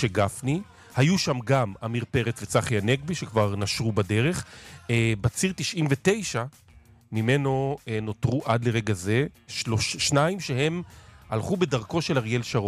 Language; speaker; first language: Hebrew; native; Hebrew